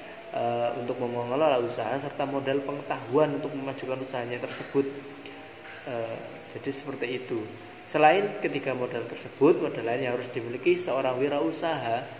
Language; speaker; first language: Indonesian; native; Indonesian